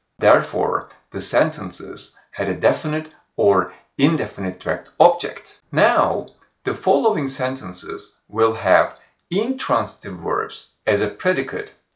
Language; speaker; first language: English; non-native, fluent; Turkish